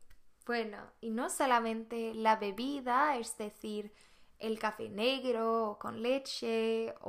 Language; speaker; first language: Spanish; non-native, fluent; Swedish